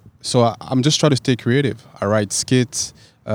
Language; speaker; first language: English; non-native, fluent; French